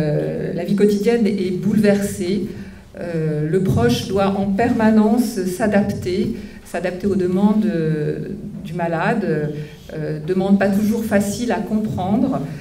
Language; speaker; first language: French; native; French